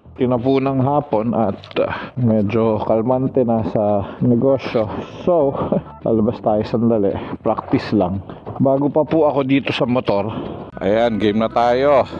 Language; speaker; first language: Filipino; native; Filipino